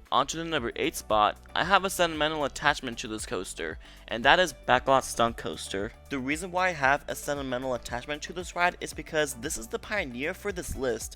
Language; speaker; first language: English; native; English